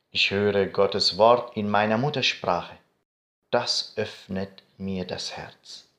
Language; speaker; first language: German; non-native, fluent; Arabic